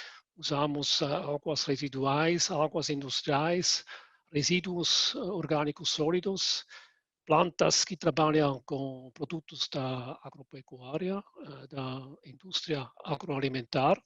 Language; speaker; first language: Portuguese; non-native, fluent; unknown